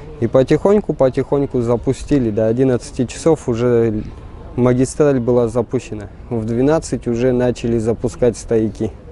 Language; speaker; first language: Russian; native; Russian